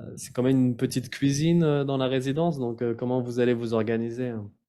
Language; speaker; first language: French; native; French